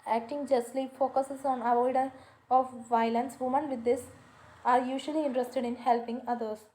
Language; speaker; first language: English; non-native, local second language; Malayalam